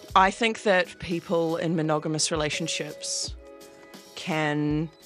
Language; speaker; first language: English; native; English